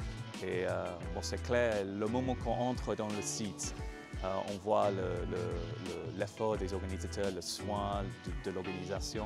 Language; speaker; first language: French; non-native, fluent; English